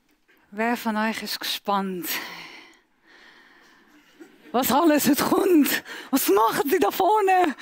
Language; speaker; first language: German; non-native, fluent; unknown